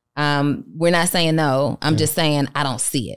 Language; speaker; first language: English; native; English